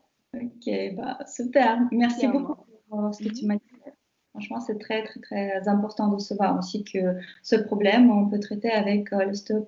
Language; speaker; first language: French; non-native, fluent; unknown